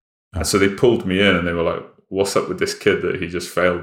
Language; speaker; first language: English; native; English